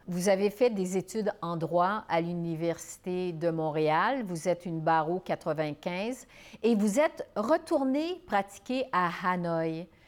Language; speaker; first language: French; native; French